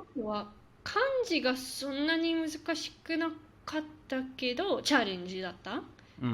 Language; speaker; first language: Japanese; non-native, fluent; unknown